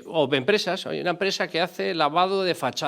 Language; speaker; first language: Spanish; native; Spanish